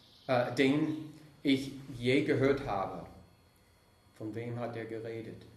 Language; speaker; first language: German; non-native, fluent; English